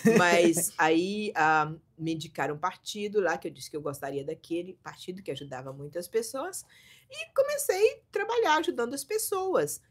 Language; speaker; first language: Portuguese; native; Portuguese